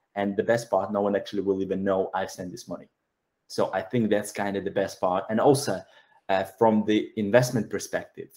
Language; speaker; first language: English; non-native, fluent; Russian